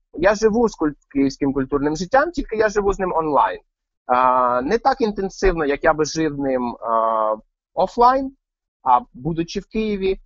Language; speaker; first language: Ukrainian; native; Ukrainian